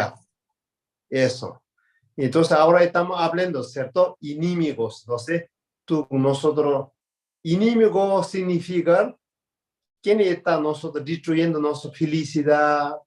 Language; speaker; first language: Spanish; non-native, learner; Tibetan